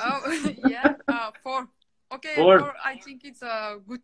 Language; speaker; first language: English; non-native, fluent; Bulgarian